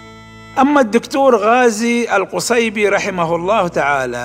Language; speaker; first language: Arabic; native; Arabic